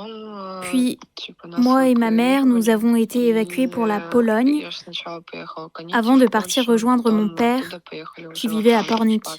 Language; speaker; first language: French; early bilingual, other home language; Ukrainian